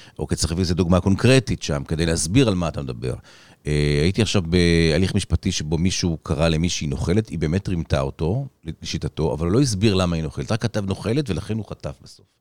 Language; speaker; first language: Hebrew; native; Hebrew